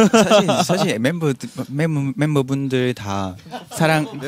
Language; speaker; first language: Korean; non-native, fluent; Vietnamese